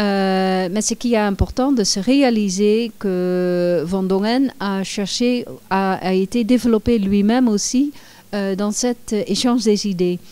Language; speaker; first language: French; non-native, fluent; Dutch